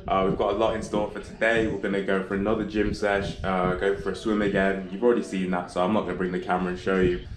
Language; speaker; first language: English; native; English